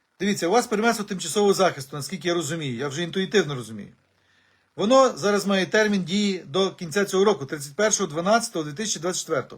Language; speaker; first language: Ukrainian; native; Ukrainian